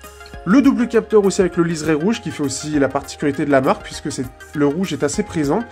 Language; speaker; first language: French; native; French